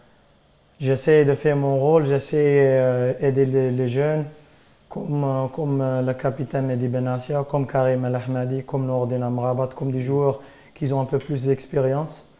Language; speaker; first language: French; non-native, fluent; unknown